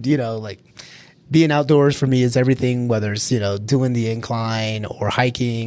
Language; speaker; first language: English; early bilingual, other home language; Spanish